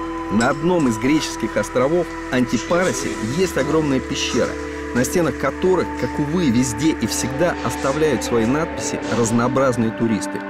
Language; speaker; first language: Russian; native; Russian